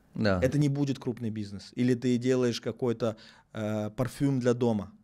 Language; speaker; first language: Russian; native; Russian